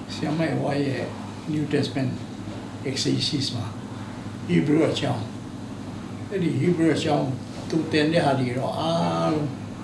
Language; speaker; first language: Burmese; non-native, local second language; Tedim Chin